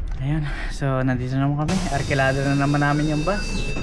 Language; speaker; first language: Filipino; native; Filipino